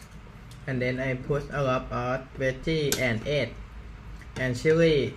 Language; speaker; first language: English; non-native, learner; Thai